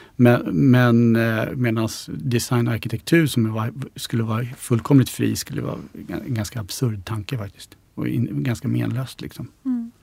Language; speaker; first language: Swedish; native; Swedish